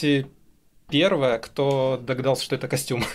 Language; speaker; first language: Russian; native; Russian